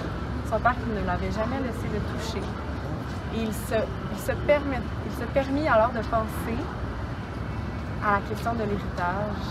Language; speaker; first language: French; native; French